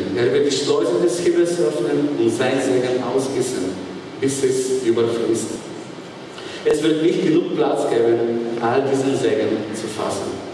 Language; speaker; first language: German; non-native, fluent; Bulgarian